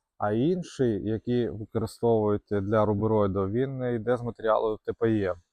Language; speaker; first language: Ukrainian; non-native, local second language; Russian